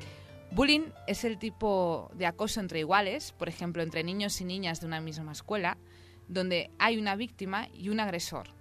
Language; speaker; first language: Spanish; native; Spanish